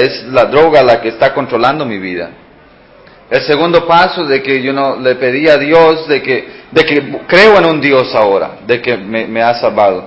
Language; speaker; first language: Spanish; early bilingual, heritage; Spanish